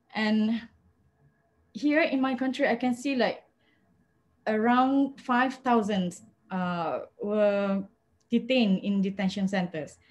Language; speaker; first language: English; non-native, local second language; Malay